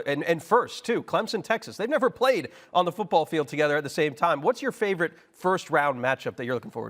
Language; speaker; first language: English; native; English